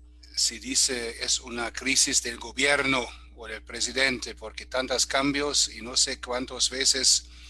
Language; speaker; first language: Spanish; non-native, fluent; German